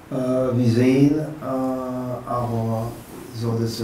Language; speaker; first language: German; non-native, fluent; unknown